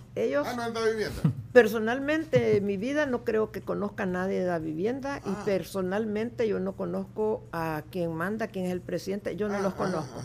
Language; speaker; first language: Spanish; native; Spanish